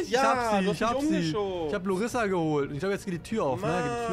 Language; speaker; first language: German; native; German